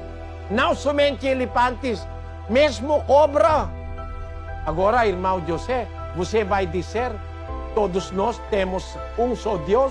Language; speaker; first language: Portuguese; non-native, local second language; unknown